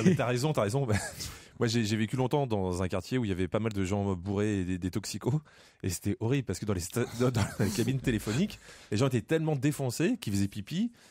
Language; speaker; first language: French; native; French